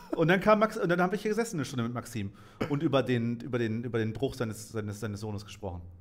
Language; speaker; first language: German; native; German